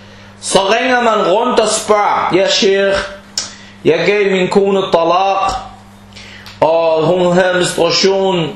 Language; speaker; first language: Danish; early bilingual, other home language; Arabic